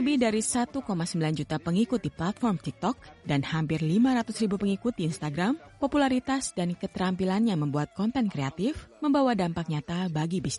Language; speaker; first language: Indonesian; native; Indonesian